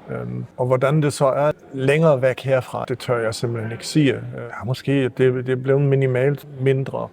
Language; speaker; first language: Danish; early bilingual, heritage; Danish